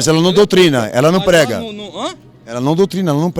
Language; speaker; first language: Portuguese; native; Portuguese